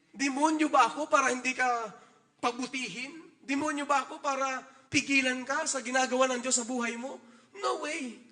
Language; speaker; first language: Filipino; non-native, local second language; Hiligaynon